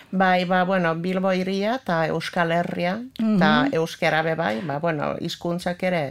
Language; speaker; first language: Basque; non-native, fluent; Finnish